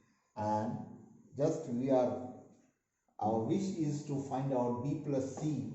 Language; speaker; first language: English; non-native, local second language; Hindi